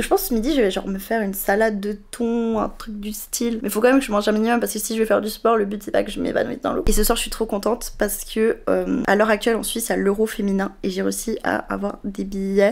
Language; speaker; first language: French; native; French